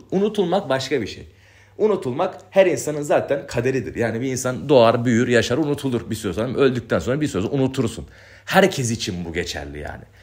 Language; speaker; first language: Turkish; native; Turkish